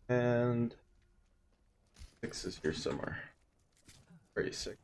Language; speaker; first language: English; native; English